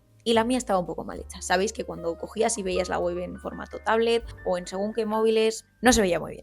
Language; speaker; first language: Spanish; native; Spanish